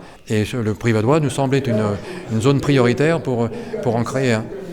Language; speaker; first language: French; native; French